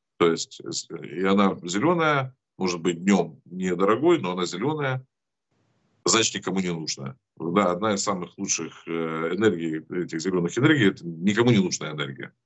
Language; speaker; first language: Russian; native; Russian